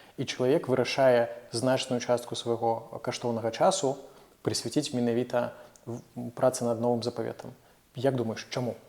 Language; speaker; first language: Belarusian; non-native, local second language; Russian